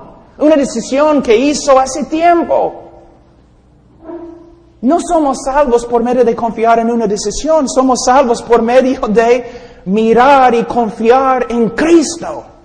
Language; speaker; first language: Spanish; non-native, fluent; English